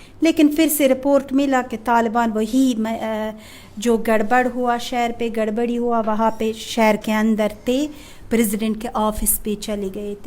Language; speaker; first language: Hindi; non-native, fluent; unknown